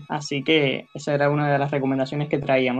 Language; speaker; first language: Spanish; native; Spanish